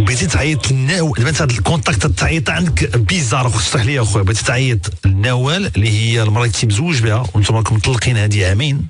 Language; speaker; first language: Arabic; native; Arabic